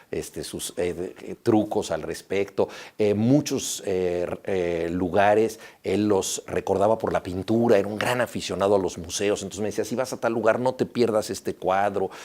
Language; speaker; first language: Spanish; native; Spanish